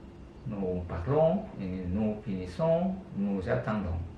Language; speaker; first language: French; non-native, fluent; Indonesian